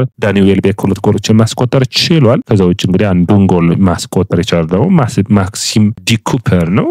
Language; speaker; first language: Amharic; native; Amharic